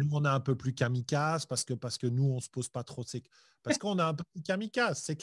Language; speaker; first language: French; native; French